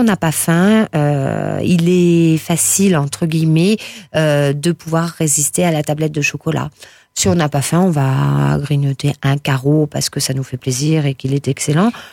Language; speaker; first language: French; native; French